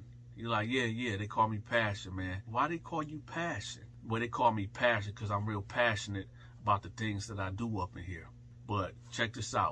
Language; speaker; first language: English; native; English